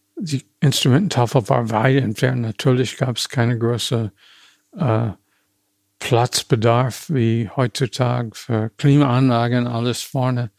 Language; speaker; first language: German; non-native, fluent; English